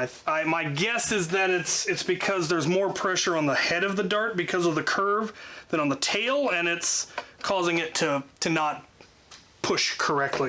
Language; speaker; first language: English; native; English